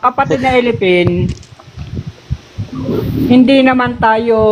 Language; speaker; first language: Filipino; native; Filipino